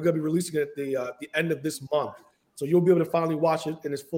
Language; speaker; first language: English; early bilingual, other home language; Haitian Creole